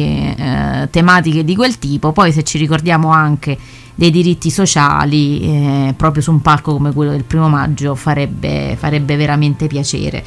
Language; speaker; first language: Italian; native; Italian